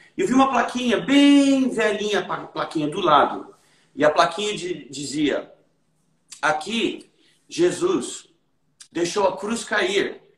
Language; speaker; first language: Portuguese; native; Portuguese